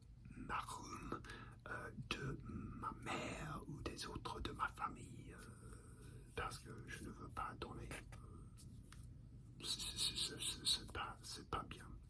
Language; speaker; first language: French; non-native, learner; English